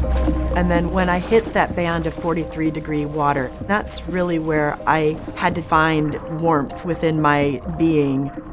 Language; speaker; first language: English; native; English